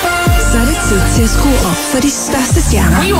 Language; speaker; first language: Danish; native; Danish